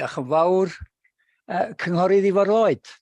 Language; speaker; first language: Welsh; native; Welsh